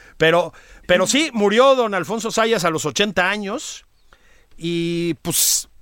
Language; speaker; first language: Spanish; native; Spanish